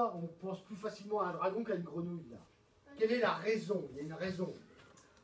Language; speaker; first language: French; native; French